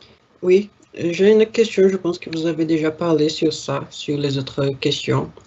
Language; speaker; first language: French; non-native, learner; Portuguese